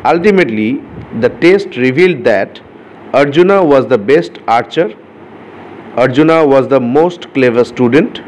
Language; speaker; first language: English; non-native, local second language; Bangla